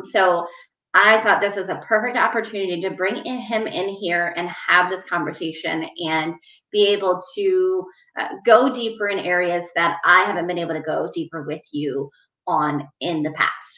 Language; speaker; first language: English; native; English